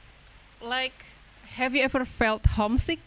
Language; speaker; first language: English; non-native, local second language; Indonesian